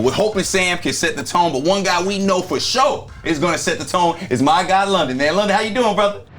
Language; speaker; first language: English; native; English